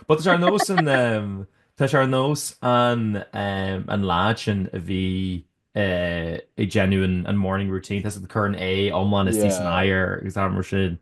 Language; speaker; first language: Irish; native; Irish